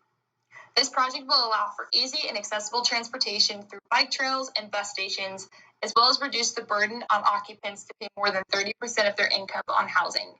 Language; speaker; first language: English; native; English